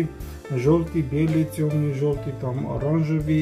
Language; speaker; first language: Russian; non-native, fluent; Armenian